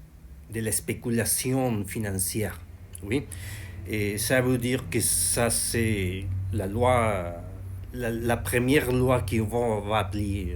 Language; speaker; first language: French; non-native, learner; Spanish